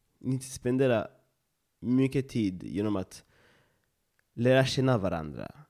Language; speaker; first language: Swedish; non-native, fluent; Lingala